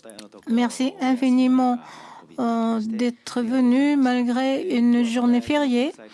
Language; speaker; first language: French; non-native, fluent; Japanese